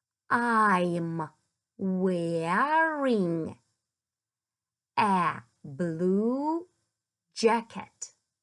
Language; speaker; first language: English; non-native, fluent; Ukrainian